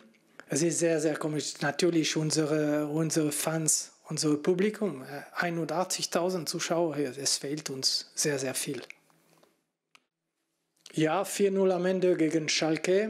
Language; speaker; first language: German; non-native, fluent; French